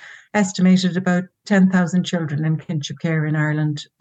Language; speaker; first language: English; native; English